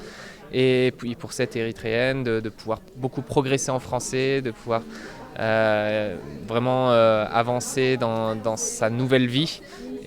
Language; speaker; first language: French; native; French